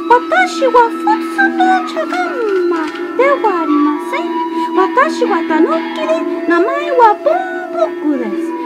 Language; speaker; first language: Japanese; non-native, learner; English